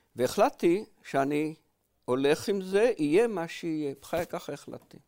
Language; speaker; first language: Hebrew; native; Hebrew